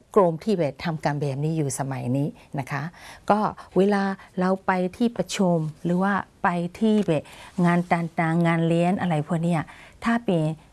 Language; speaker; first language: Thai; non-native, fluent; Burmese